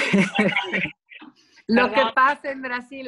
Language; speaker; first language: Spanish; non-native, fluent; Portuguese